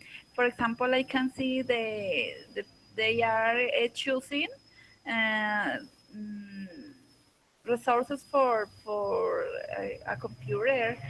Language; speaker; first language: English; non-native, learner; Spanish